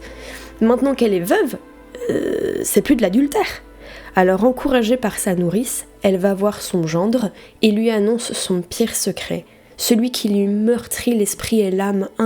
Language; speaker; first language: French; native; French